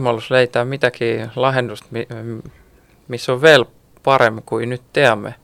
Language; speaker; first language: Estonian; non-native, learner; Finnish